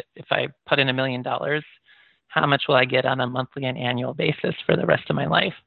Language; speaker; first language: English; native; English